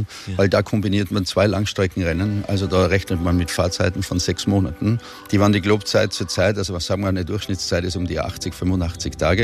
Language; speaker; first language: German; native; German